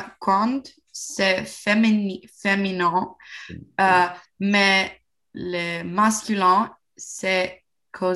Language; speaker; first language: French; non-native, learner; English